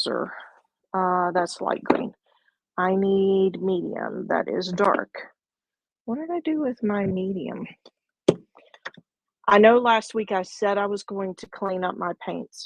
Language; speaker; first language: English; native; English